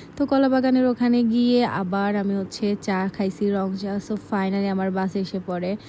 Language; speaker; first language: Bangla; native; Bangla